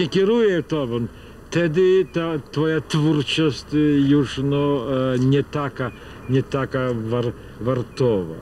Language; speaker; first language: Polish; non-native, fluent; Russian